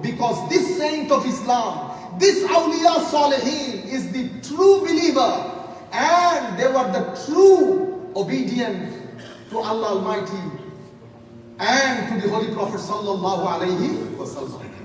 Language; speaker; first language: English; non-native, local second language; Bangla